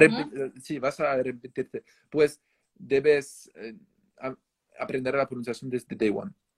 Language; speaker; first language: Spanish; non-native, fluent; French